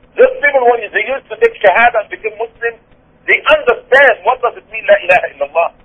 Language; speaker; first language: English; non-native, fluent; Arabic